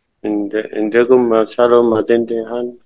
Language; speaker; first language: Filipino; non-native, learner; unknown